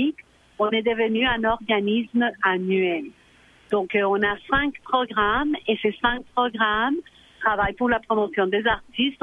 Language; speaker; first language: French; non-native, fluent; Spanish